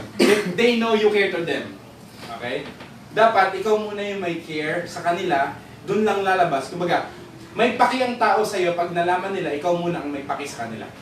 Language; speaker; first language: Filipino; native; Filipino